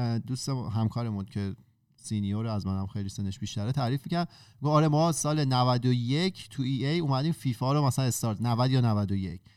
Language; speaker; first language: Persian; native; Persian